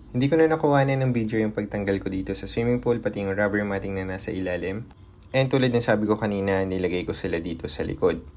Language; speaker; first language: Filipino; native; Filipino